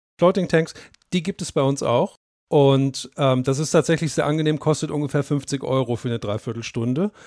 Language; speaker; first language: German; native; German